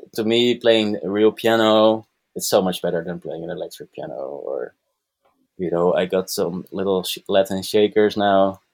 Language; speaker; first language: English; non-native, fluent; Dutch